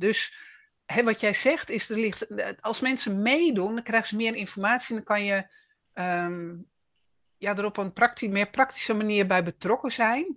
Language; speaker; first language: Dutch; native; Dutch